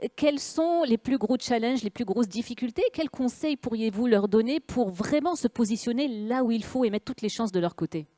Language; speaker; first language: French; non-native, local second language; Arabic